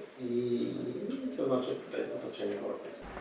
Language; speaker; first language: Polish; non-native, learner; Arabic